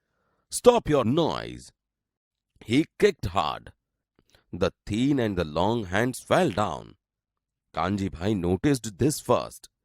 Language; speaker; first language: English; non-native, local second language; Gujarati